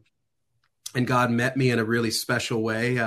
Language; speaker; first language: English; native; English